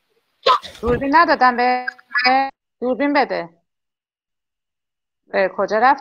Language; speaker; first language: Persian; native; Persian